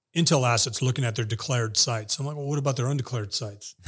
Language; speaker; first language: English; native; English